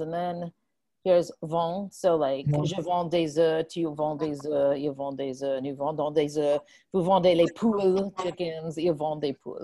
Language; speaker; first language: French; non-native, fluent; English